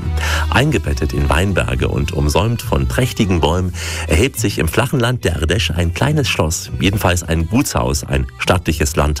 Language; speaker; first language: German; native; German